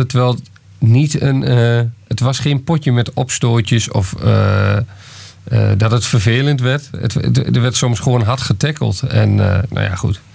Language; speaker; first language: Dutch; native; Dutch